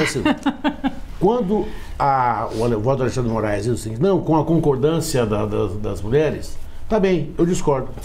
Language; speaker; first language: Portuguese; native; Portuguese